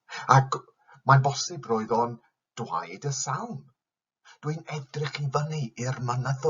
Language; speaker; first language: Welsh; non-native, fluent; English